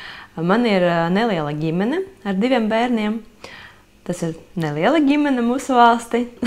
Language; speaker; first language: Latvian; non-native, local second language; Russian